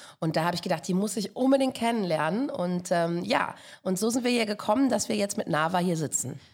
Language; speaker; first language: German; native; German